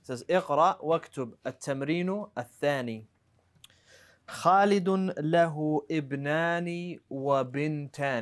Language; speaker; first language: Arabic; non-native, fluent; English